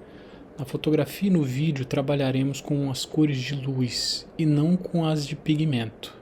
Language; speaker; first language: Portuguese; native; Portuguese